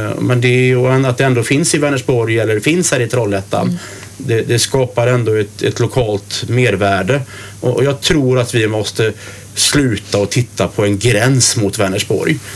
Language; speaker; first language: Swedish; native; Swedish